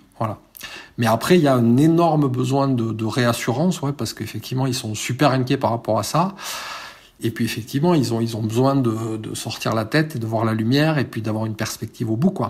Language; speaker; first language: French; native; French